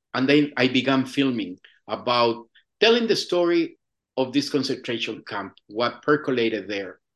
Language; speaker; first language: English; non-native, fluent; Spanish